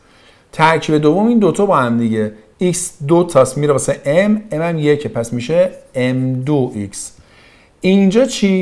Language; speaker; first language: Persian; native; Persian